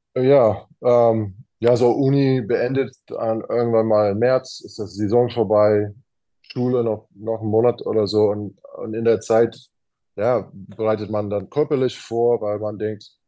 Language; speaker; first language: German; non-native, fluent; English